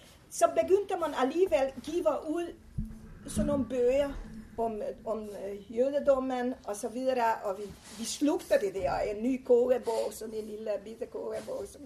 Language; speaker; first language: Danish; non-native, fluent; Hungarian